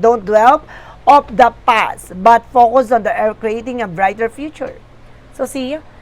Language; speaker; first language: English; non-native, local second language; Filipino